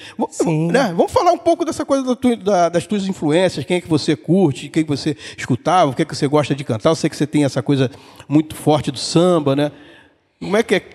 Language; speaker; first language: Portuguese; native; Portuguese